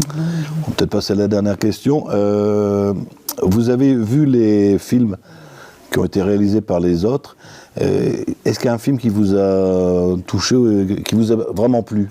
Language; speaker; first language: French; native; French